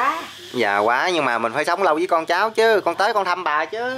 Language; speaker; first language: Vietnamese; native; Vietnamese